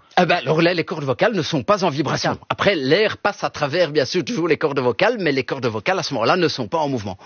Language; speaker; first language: French; early bilingual, other home language; Italian